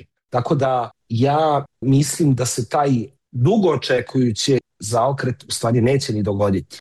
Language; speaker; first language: Serbian; native; Serbian